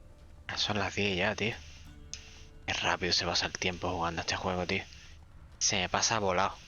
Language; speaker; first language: Spanish; native; Spanish